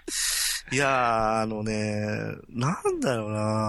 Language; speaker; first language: Japanese; native; Japanese